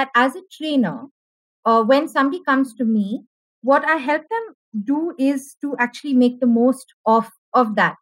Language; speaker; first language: English; non-native, local second language; Malayalam